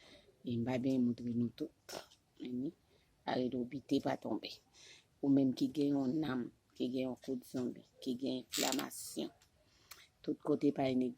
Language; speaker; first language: French; non-native, local second language; Haitian Creole